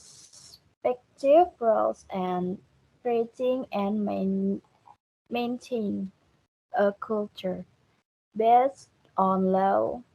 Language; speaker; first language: English; non-native, learner; Indonesian